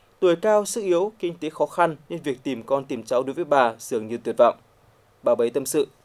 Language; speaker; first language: Vietnamese; native; Vietnamese